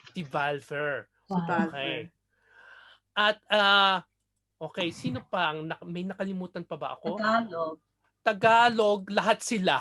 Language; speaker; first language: Filipino; native; Filipino